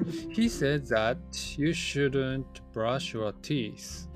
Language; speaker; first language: English; non-native, fluent; Japanese